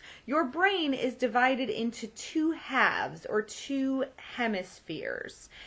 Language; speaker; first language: English; native; English